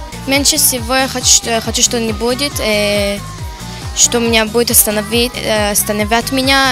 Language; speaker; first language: Russian; early bilingual, heritage; Russian